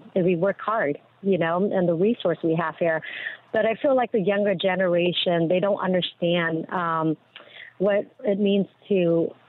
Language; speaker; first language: English; early bilingual, other home language; Vietnamese